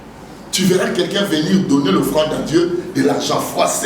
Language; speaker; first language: French; non-native, local second language; Lingala